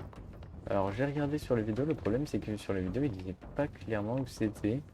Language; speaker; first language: French; native; French